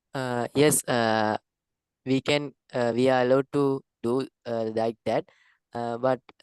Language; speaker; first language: English; non-native, learner; Sinhala